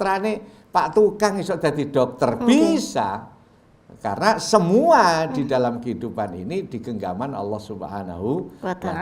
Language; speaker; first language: Indonesian; non-native, local second language; Javanese